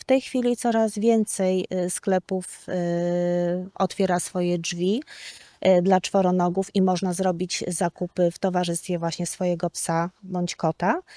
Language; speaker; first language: Polish; native; Polish